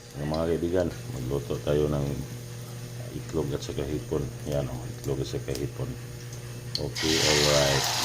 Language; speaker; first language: Filipino; non-native, local second language; Cebuano